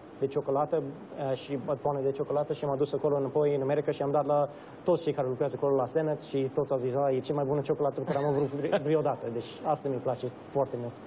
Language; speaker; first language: Romanian; early bilingual, other home language; English